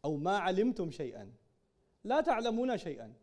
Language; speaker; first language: Arabic; non-native, fluent; English